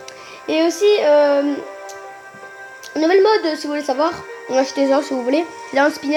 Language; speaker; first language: French; native; French